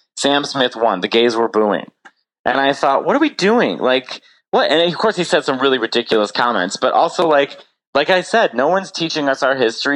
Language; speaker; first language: English; native; English